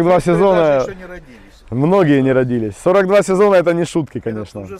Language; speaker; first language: Russian; native; Russian